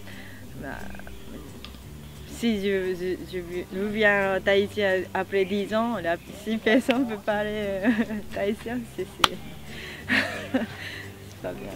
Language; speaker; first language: French; non-native, learner; Japanese